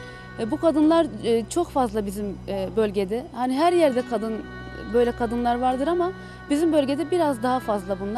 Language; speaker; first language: Turkish; native; Turkish